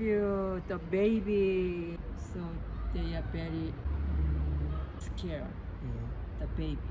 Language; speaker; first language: English; non-native, learner; Korean